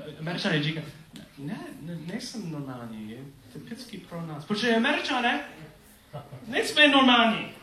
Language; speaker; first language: Czech; non-native, learner; English